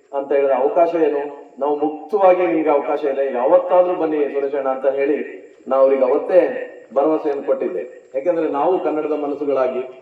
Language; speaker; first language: Kannada; native; Kannada